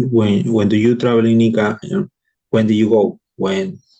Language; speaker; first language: English; non-native, learner; Spanish